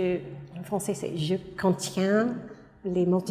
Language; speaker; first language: French; non-native, fluent; English